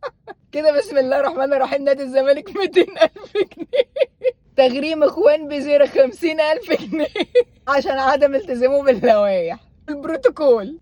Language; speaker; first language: Arabic; native; Arabic